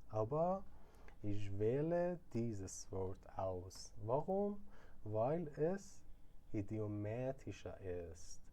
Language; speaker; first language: German; non-native, fluent; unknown